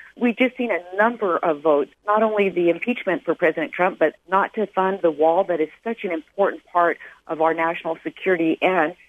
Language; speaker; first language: English; native; English